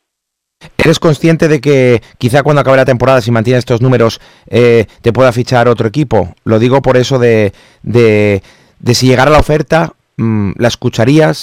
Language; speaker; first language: Spanish; native; Spanish